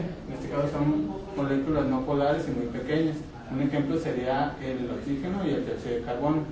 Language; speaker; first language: Spanish; native; Spanish